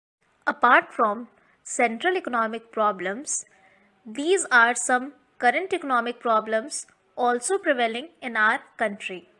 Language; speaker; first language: English; non-native, local second language; Hindi